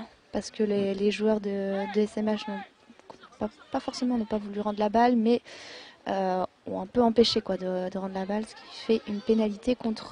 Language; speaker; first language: French; native; French